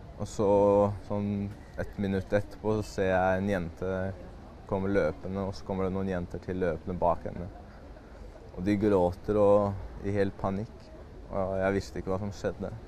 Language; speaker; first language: Norwegian; early bilingual, other home language; Chechen